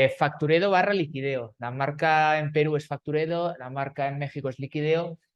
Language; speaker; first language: Spanish; native; Spanish